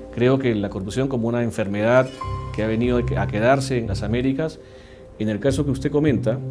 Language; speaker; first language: Spanish; native; Spanish